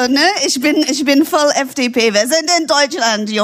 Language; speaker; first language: German; non-native, fluent; English